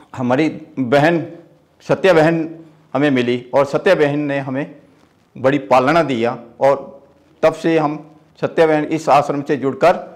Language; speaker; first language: Hindi; native; Hindi